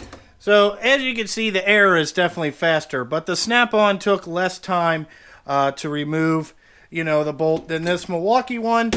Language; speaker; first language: English; native; English